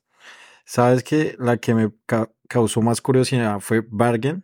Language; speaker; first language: Spanish; native; Spanish